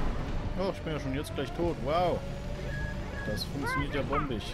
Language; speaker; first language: German; native; German